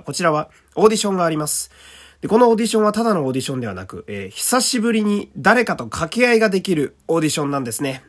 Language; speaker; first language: Japanese; native; Japanese